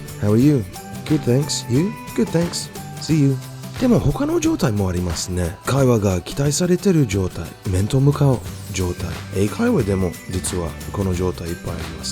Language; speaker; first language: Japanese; non-native, fluent; English